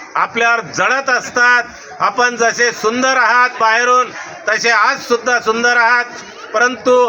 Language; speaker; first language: Marathi; non-native, local second language; Gondi